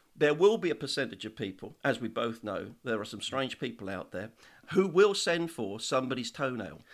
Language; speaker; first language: English; native; English